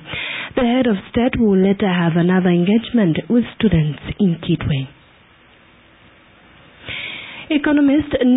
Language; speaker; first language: English; non-native, local second language; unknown